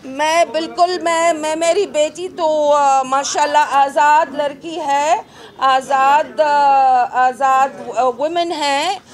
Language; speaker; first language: Urdu; non-native, fluent; Arabic